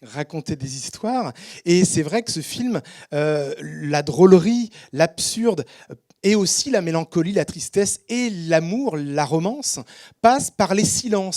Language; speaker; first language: French; native; French